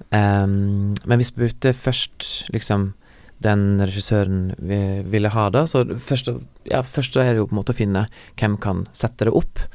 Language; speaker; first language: Norwegian; native; Norwegian